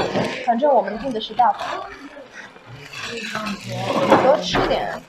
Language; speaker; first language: Chinese; non-native, fluent; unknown